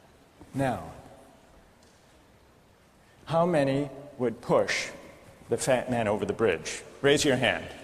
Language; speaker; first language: English; native; English